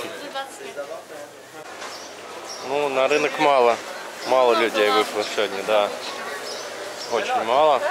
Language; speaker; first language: Russian; native; Russian